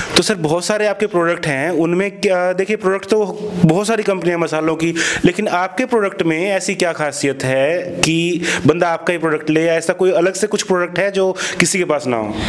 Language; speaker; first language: Hindi; native; Hindi